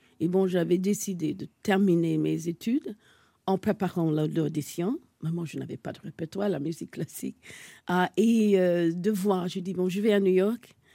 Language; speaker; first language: French; non-native, fluent; English